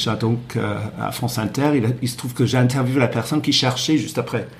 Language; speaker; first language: French; non-native, fluent; English